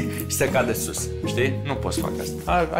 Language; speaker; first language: Romanian; native; Romanian